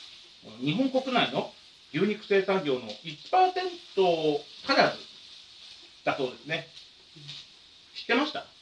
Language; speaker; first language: Japanese; native; Japanese